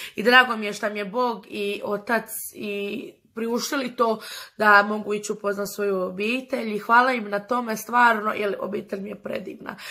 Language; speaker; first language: Croatian; early bilingual, other home language; Portuguese